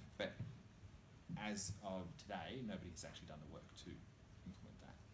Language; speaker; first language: English; native; English